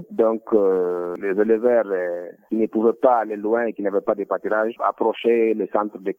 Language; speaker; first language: French; non-native, local second language; Hausa